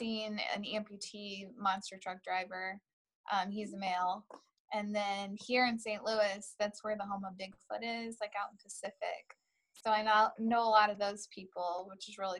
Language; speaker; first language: English; native; English